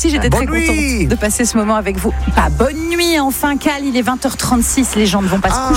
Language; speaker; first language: French; native; French